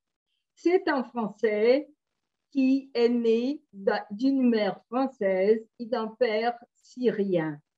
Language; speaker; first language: French; non-native, fluent; Portuguese